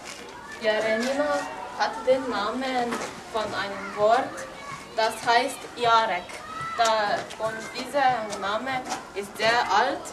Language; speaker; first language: German; non-native, learner; Slovenian